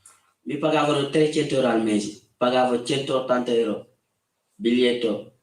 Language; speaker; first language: Italian; non-native, fluent; Wolof